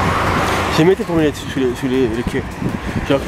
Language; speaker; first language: French; native; French